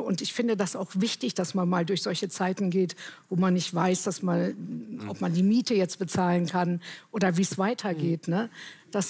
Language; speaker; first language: German; native; German